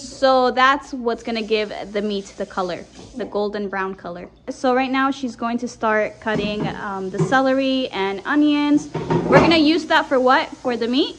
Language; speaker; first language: English; early bilingual, other home language; Spanish